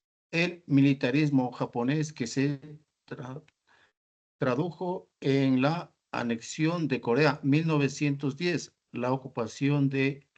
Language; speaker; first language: Spanish; native; Spanish